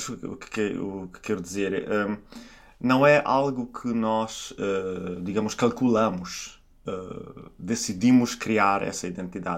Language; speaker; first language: Portuguese; non-native, fluent; Italian